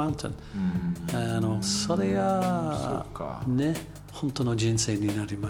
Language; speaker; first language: Japanese; non-native, learner; English